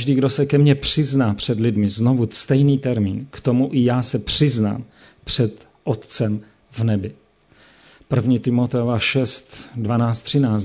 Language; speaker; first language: Czech; native; Czech